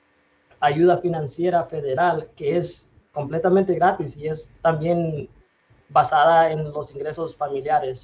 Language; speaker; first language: Spanish; early bilingual, other home language; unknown